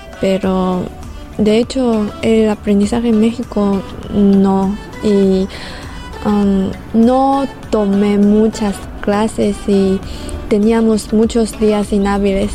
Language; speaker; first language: Spanish; non-native, fluent; Chinese